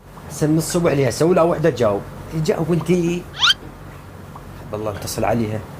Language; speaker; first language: Arabic; native; Arabic